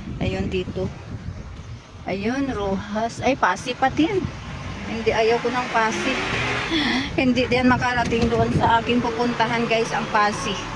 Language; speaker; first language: Filipino; non-native, local second language; Hiligaynon